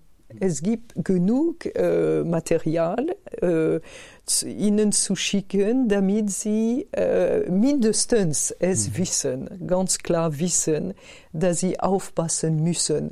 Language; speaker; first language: German; non-native, fluent; French